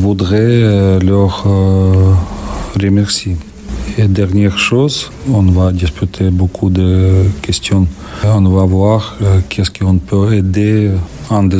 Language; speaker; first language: French; non-native, learner; Ukrainian